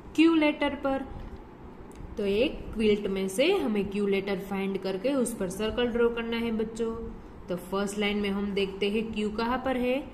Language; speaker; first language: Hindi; non-native, local second language; Gujarati